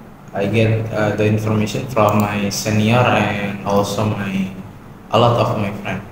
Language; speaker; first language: English; non-native, learner; Indonesian